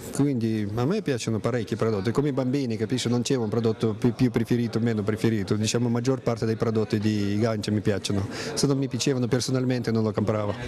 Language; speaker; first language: Italian; non-native, fluent; Russian